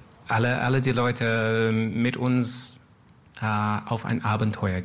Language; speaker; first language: German; non-native, learner; English